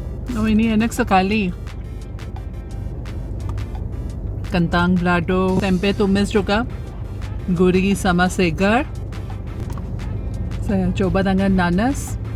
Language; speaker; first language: Indonesian; non-native, learner; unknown